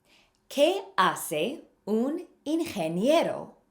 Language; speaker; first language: Spanish; non-native, fluent; English